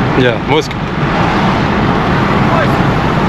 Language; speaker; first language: English; non-native, learner; French